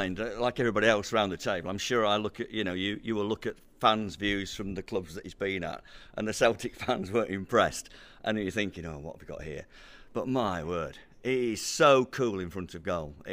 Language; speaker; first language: English; native; English